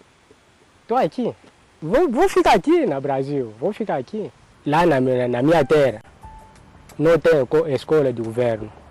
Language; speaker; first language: Portuguese; non-native, learner; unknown